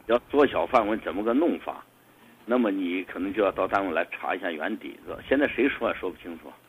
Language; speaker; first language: Chinese; native; Chinese